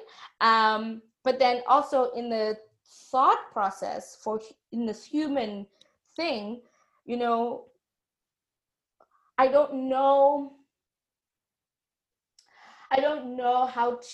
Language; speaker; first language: English; non-native, local second language; Tswana